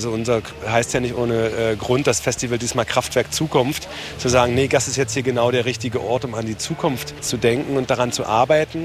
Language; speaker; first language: German; native; German